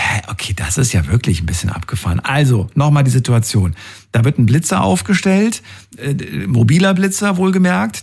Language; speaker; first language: German; native; German